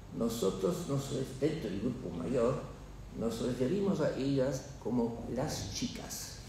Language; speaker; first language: Spanish; non-native, fluent; German